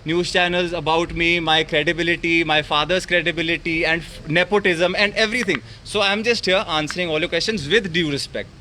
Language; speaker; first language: English; non-native, local second language; Punjabi